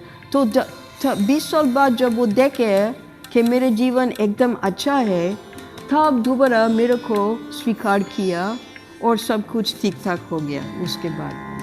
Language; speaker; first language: Hindi; non-native, learner; English